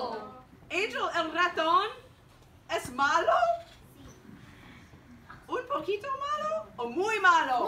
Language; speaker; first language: Spanish; non-native, fluent; English